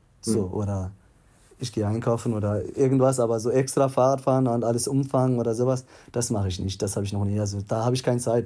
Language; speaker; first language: German; non-native, fluent; Tigrinya